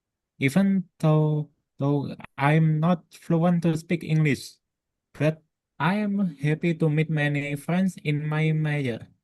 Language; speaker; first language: English; non-native, learner; Indonesian